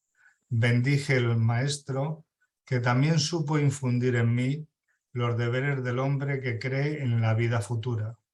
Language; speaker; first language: Spanish; native; Spanish